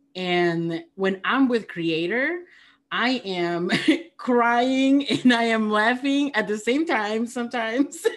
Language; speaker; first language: English; early bilingual, other home language; Spanish